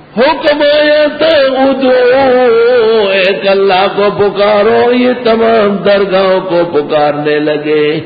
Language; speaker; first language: Urdu; non-native, local second language; Pashto